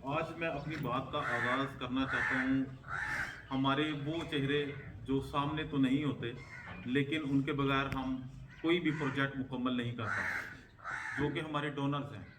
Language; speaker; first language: Urdu; native; Urdu